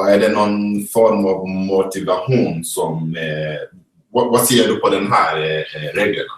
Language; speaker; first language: Swedish; non-native, fluent; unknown